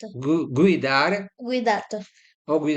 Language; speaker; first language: Italian; non-native, fluent; Serbian